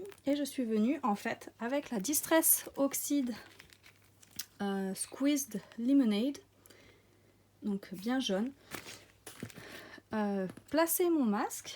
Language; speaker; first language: French; native; French